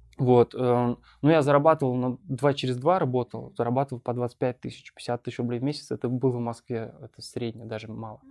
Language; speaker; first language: Russian; non-native, local second language; Bashkir